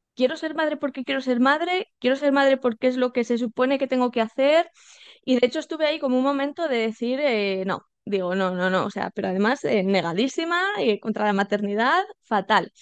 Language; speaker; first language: Spanish; native; Spanish